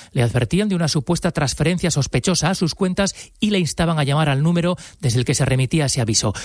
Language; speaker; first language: Spanish; native; Spanish